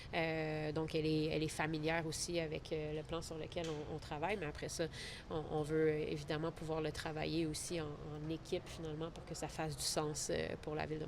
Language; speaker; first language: French; native; French